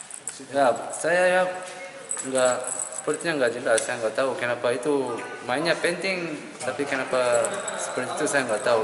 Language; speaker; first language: Indonesian; non-native, learner; Korean